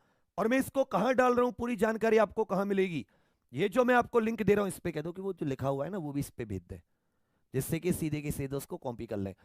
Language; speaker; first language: Hindi; native; Hindi